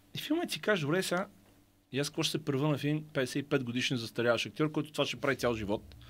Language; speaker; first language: Bulgarian; native; Bulgarian